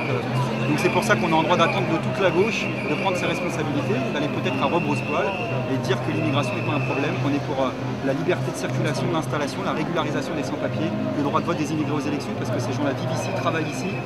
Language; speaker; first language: French; native; French